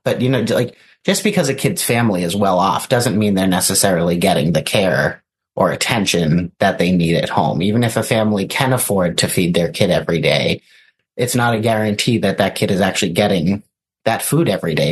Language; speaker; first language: English; native; English